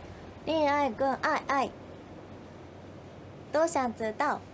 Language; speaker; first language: Chinese; non-native, learner; Japanese